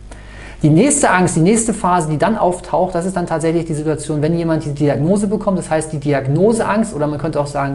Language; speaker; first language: German; native; German